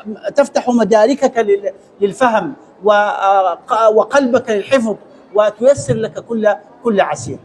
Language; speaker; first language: Arabic; native; Arabic